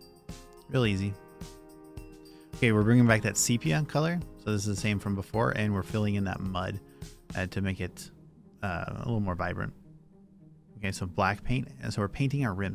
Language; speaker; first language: English; native; English